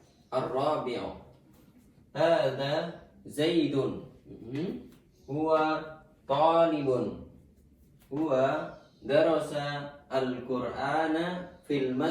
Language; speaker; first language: Arabic; non-native, learner; Indonesian